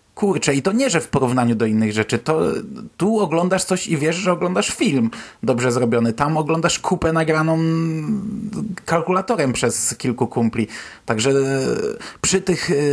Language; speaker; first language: Polish; native; Polish